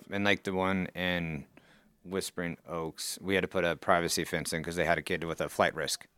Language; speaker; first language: English; native; English